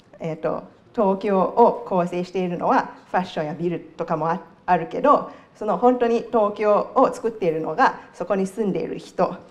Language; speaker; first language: Japanese; non-native, fluent; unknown